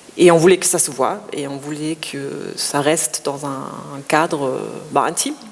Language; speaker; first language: French; non-native, fluent; German